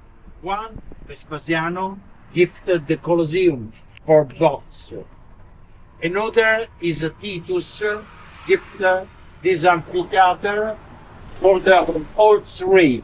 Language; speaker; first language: English; non-native, learner; Italian